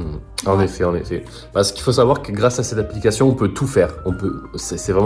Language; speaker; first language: French; native; French